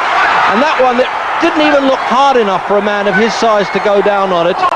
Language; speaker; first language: English; native; English